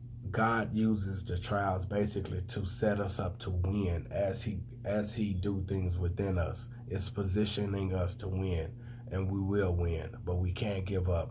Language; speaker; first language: English; native; English